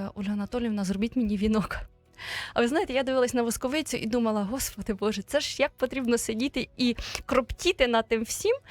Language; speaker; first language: Ukrainian; native; Ukrainian